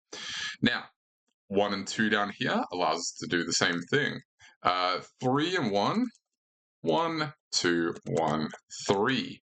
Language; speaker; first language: English; native; English